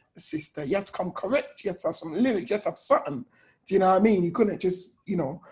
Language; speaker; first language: English; native; English